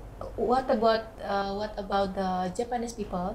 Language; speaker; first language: English; non-native, learner; Indonesian